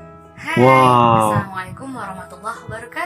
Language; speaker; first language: Indonesian; native; Indonesian